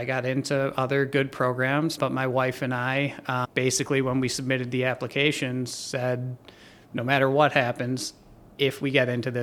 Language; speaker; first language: English; native; English